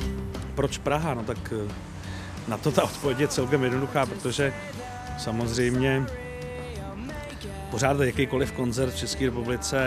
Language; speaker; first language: Czech; native; Czech